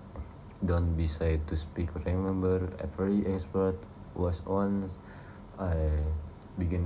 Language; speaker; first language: English; non-native, learner; Indonesian